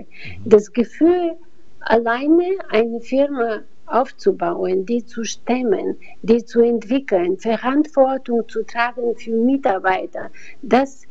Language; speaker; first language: German; non-native, fluent; Bulgarian